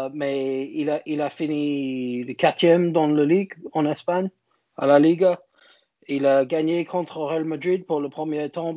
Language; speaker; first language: French; non-native, learner; English